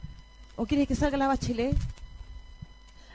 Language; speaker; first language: Spanish; native; Spanish